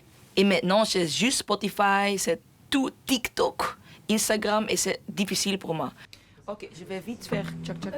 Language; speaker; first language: French; non-native, local second language; Dutch